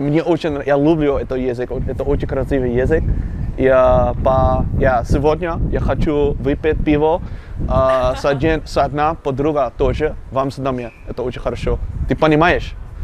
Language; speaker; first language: Russian; non-native, learner; Dutch